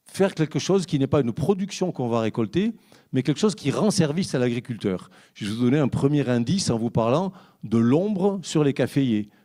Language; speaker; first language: French; native; French